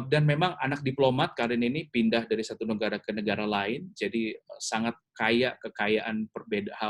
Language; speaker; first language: Indonesian; native; Indonesian